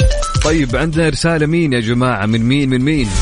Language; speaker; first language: Arabic; native; Arabic